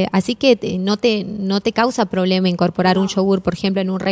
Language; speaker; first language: Spanish; native; Spanish